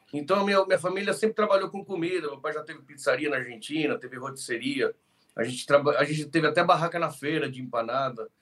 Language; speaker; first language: Portuguese; early bilingual, other home language; Spanish